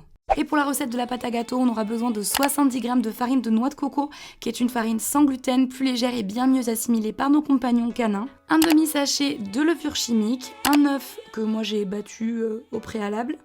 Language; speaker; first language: French; native; French